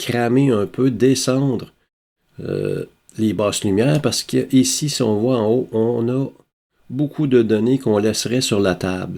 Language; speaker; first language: French; native; French